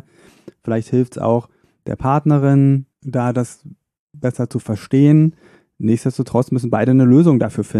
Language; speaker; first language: German; native; German